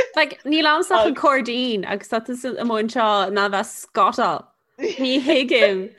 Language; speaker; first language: Irish; non-native, local second language; English